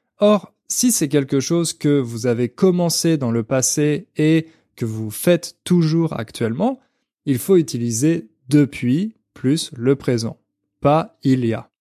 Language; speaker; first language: French; native; French